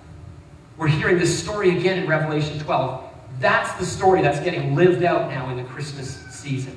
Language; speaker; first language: English; native; English